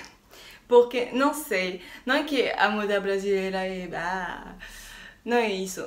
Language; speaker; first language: Portuguese; non-native, learner; French